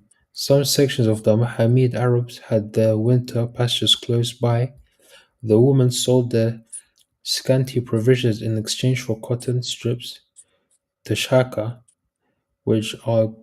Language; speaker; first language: English; early bilingual, heritage; Arabic